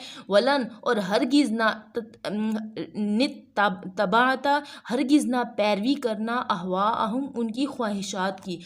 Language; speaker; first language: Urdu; native; Urdu